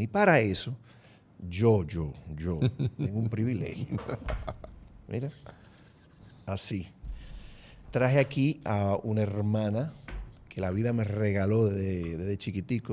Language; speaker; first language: Spanish; native; Spanish